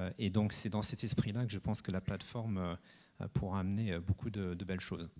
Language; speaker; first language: French; native; French